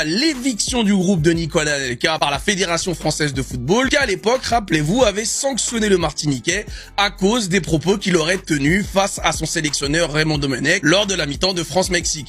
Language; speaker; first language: French; native; French